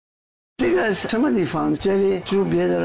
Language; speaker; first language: Chinese; non-native, learner; Finnish